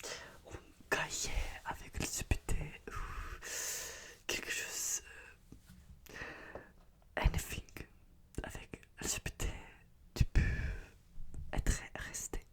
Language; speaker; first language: French; non-native, learner; Russian